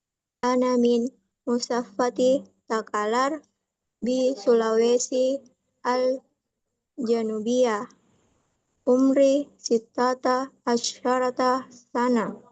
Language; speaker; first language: Arabic; non-native, learner; Indonesian